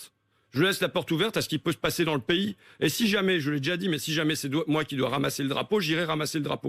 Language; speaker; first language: French; native; French